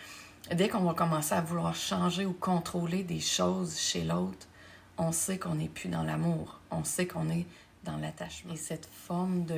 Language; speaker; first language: French; native; French